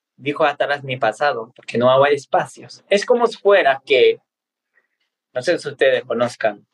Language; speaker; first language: Spanish; non-native, fluent; Tibetan